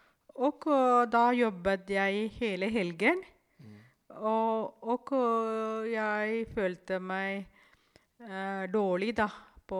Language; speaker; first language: Norwegian; non-native, fluent; Tamil